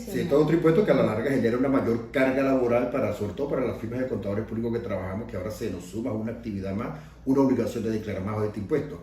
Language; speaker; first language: Spanish; native; Spanish